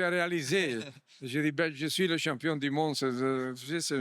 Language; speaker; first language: French; non-native, fluent; Italian